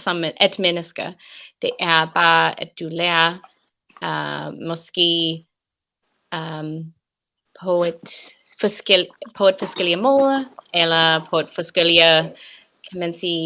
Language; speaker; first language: Danish; non-native, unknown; English